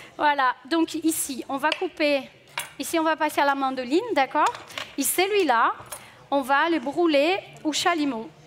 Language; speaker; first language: French; non-native, fluent; Portuguese